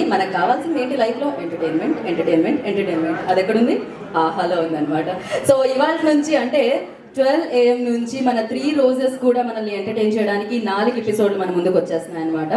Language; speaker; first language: Telugu; native; Telugu